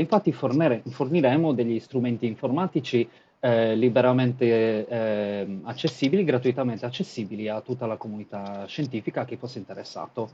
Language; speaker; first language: Italian; native; Italian